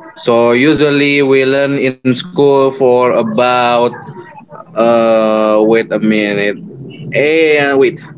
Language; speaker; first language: English; non-native, learner; Indonesian